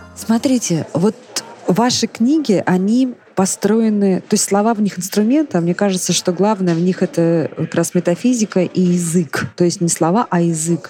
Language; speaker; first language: Russian; native; Russian